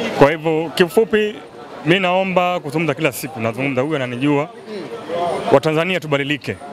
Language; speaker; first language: Swahili; native; Swahili